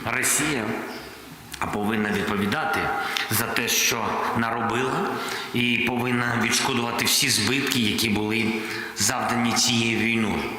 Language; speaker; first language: Ukrainian; non-native, local second language; Russian